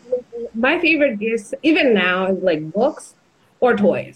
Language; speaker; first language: English; non-native, local second language; Bangla